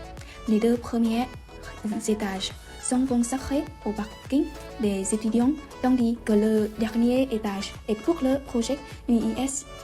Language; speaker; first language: French; non-native, learner; Vietnamese